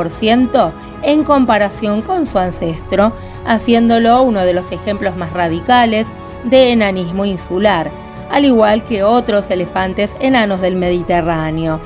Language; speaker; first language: Spanish; native; Spanish